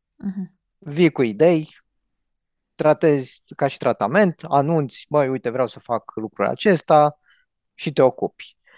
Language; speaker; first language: Romanian; native; Romanian